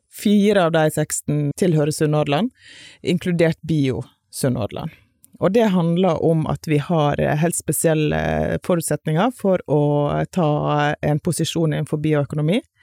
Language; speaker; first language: Norwegian; native; Norwegian